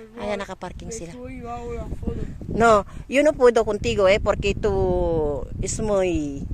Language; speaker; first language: Spanish; non-native, learner; Filipino